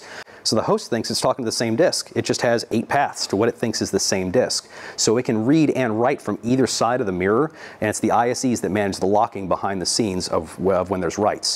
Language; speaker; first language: English; native; English